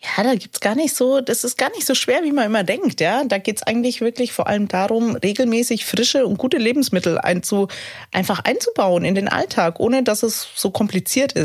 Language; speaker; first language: German; native; German